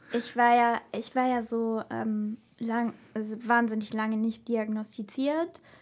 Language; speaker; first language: German; native; German